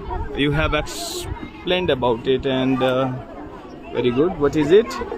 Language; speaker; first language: English; non-native, local second language; Hindi